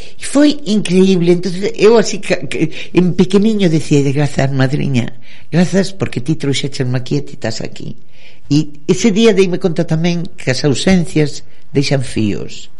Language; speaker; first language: Galician; native; Galician